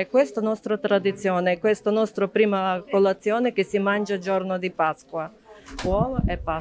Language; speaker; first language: Italian; non-native, fluent; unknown